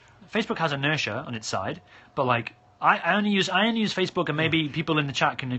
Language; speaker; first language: English; native; English